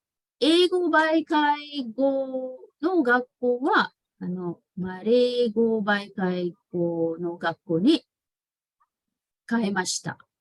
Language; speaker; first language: Japanese; non-native, fluent; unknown